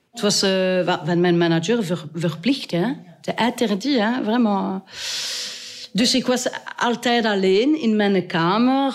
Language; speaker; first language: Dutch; non-native, local second language; French